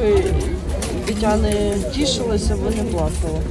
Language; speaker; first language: Russian; non-native, local second language; Ukrainian